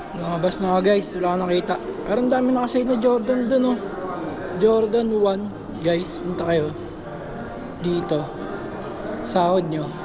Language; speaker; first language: Filipino; native; Filipino